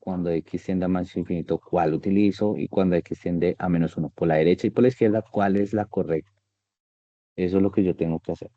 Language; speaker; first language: Spanish; native; Spanish